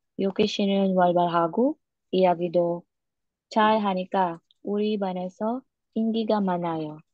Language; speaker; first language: Korean; non-native, learner; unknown